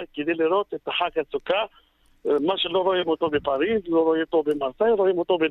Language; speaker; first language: Hebrew; non-native, fluent; Arabic